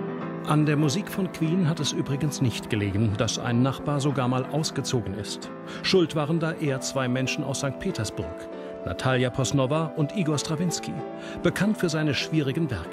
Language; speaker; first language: German; native; German